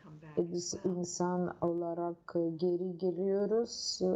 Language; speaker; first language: Turkish; non-native, learner; Russian